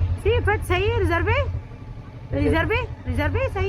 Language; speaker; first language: French; non-native, learner; Arabic